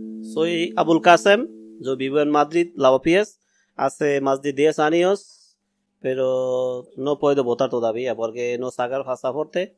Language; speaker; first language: Spanish; non-native, learner; Bangla